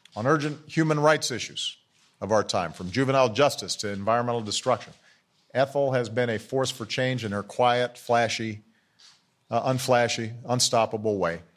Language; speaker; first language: English; native; English